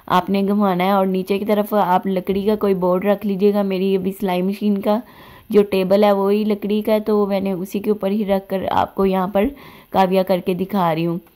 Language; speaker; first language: Urdu; native; Urdu